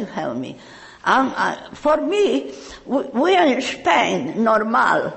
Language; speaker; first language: English; non-native, learner; Catalan